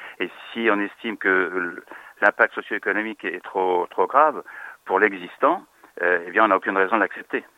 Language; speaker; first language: French; native; French